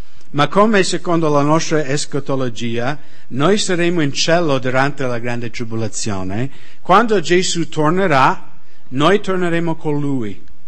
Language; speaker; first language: Italian; non-native, fluent; English